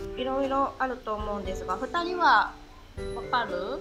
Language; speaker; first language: Japanese; native; Japanese